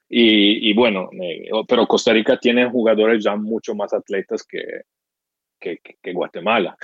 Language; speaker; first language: Spanish; non-native, fluent; English